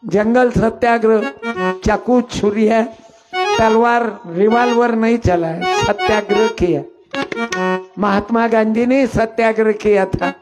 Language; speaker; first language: Hindi; non-native, local second language; Marathi